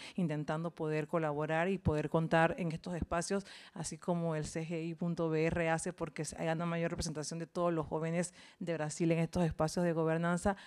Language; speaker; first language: Spanish; native; Spanish